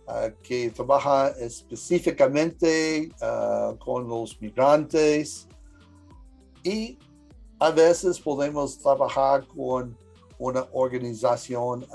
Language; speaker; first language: Spanish; early bilingual, heritage; English